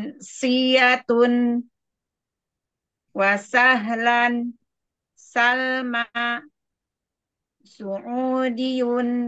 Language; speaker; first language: Arabic; non-native, learner; Indonesian